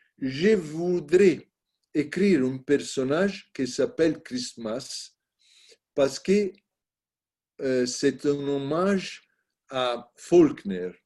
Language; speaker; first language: French; non-native, learner; Italian